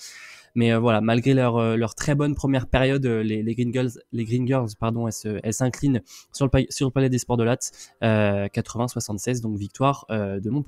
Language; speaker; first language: French; native; French